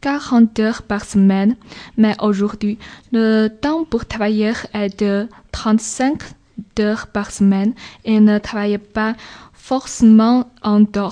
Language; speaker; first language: French; non-native, learner; Chinese